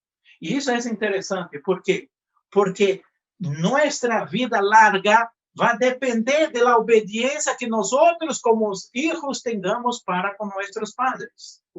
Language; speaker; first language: Spanish; non-native, fluent; Portuguese